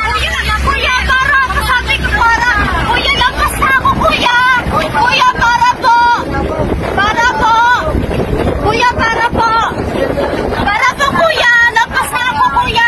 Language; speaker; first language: Filipino; non-native, local second language; Bikol